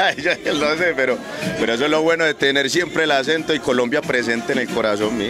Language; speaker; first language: Spanish; early bilingual, heritage; Spanish